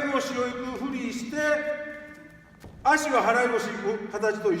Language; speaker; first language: Japanese; native; Japanese